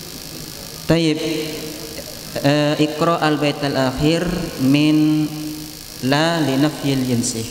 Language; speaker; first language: Arabic; non-native, fluent; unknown